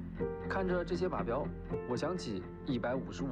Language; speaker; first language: Chinese; native; Chinese